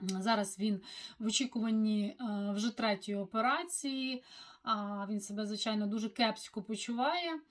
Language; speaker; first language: Ukrainian; native; Ukrainian